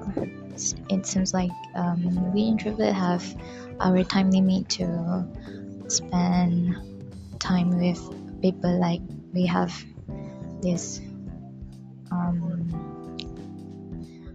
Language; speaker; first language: English; non-native, local second language; Malay